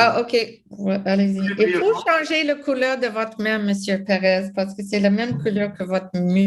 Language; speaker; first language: French; non-native, local second language; English